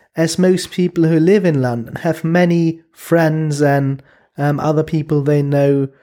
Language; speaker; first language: English; non-native, fluent; German